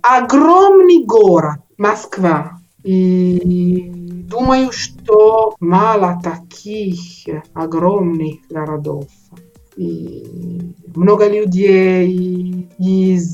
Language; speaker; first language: Russian; non-native, learner; Italian